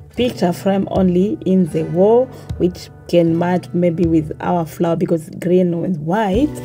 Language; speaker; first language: English; non-native, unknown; Swahili